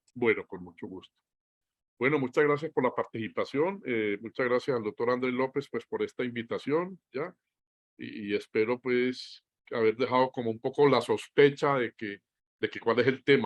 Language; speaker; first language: Spanish; native; Spanish